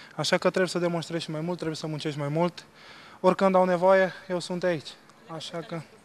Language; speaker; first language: Romanian; non-native, fluent; Portuguese